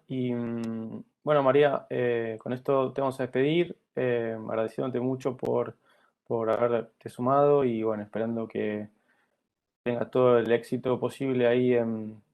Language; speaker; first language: Spanish; native; Spanish